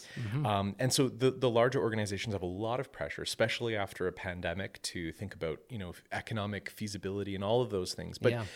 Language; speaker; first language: English; native; English